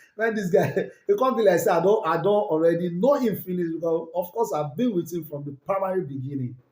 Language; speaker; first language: English; non-native, local second language; Yoruba